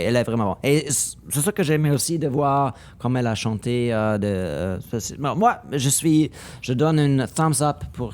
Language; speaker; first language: French; non-native, learner; German